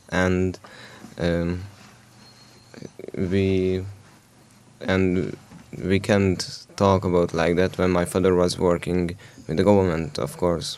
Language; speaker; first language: English; non-native, fluent; Hungarian